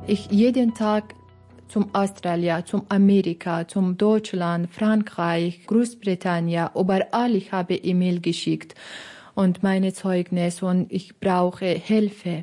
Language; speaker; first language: German; non-native, learner; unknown